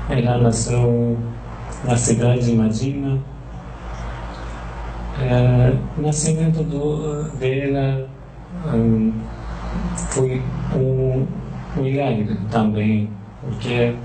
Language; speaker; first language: Portuguese; non-native, learner; Persian